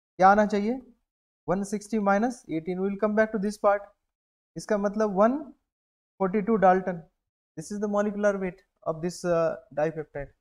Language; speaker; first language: Hindi; native; Hindi